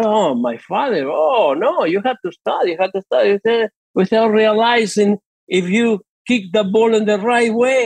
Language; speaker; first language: English; non-native, fluent; Spanish